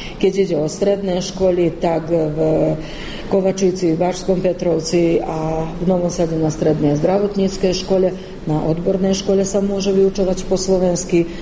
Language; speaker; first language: Slovak; native; Slovak